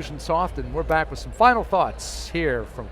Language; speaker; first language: English; native; English